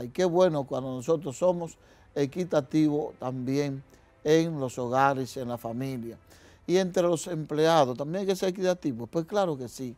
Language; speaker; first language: Spanish; native; Spanish